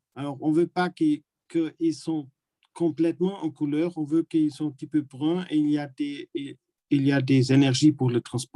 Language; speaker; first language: French; non-native, learner; German